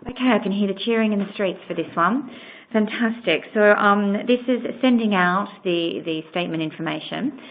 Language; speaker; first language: English; native; English